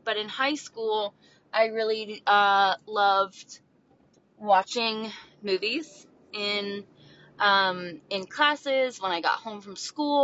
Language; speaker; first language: English; native; English